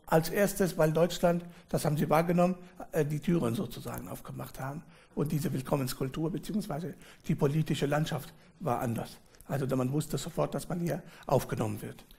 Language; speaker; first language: German; early bilingual, other home language; Arabic